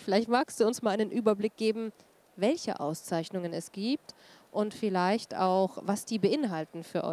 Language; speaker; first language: German; native; German